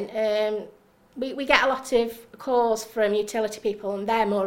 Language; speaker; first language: English; native; English